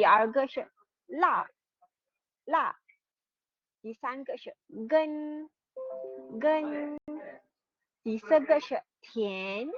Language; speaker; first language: Chinese; non-native, fluent; Malay